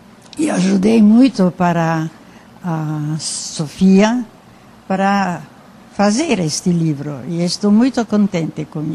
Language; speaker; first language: Portuguese; non-native, learner; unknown